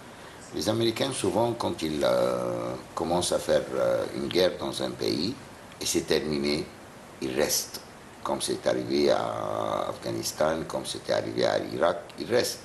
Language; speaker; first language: French; non-native, fluent; Arabic